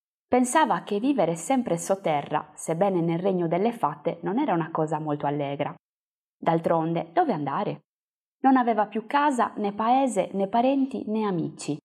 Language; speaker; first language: Italian; native; Italian